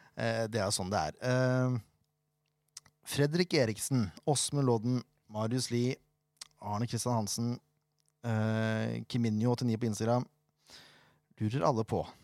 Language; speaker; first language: Norwegian; native; Norwegian